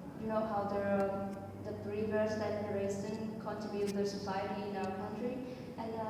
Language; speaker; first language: English; non-native, fluent; Vietnamese